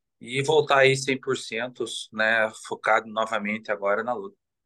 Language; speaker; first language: Portuguese; native; Portuguese